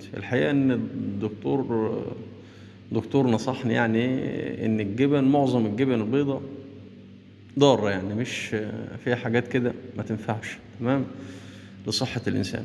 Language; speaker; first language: Arabic; native; Arabic